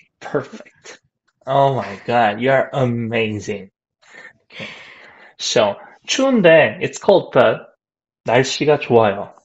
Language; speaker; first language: English; non-native, fluent; Korean